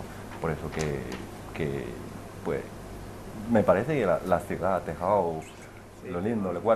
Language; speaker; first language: Spanish; non-native, fluent; Chinese